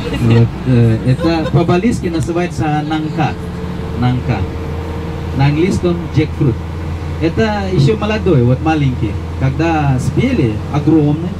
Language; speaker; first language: Russian; non-native, fluent; Indonesian